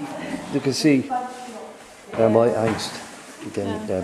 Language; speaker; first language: Danish; non-native, learner; English